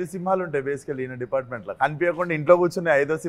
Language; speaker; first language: Telugu; native; Telugu